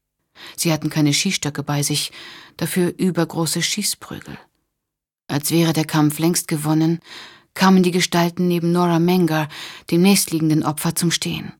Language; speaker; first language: German; native; German